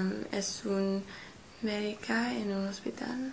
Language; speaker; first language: Spanish; non-native, learner; English